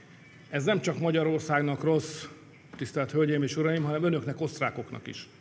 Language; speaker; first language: Hungarian; native; Hungarian